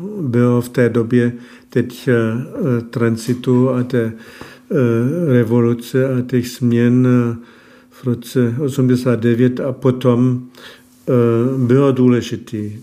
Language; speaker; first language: Czech; non-native, fluent; German